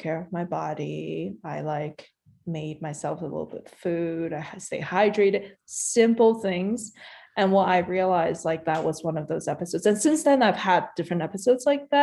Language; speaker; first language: English; non-native, local second language; Cantonese